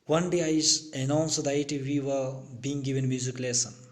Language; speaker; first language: English; non-native, local second language; Hindi